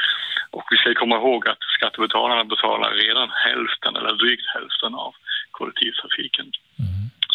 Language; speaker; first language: Swedish; native; Swedish